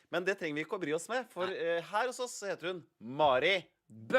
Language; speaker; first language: Norwegian; native; Norwegian